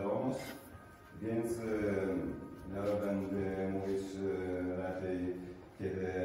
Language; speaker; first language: Polish; non-native, learner; Italian